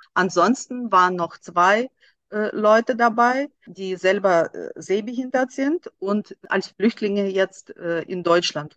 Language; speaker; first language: German; non-native, fluent; Russian